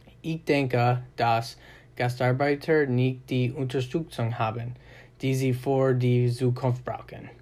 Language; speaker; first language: German; non-native, learner; English